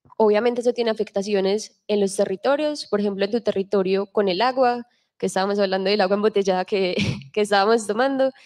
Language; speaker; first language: Spanish; native; Spanish